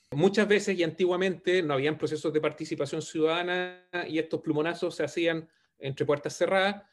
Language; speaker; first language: Spanish; native; Spanish